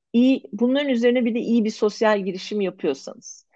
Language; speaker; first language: Turkish; native; Turkish